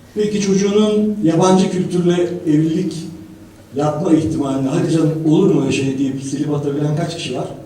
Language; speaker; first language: Turkish; native; Turkish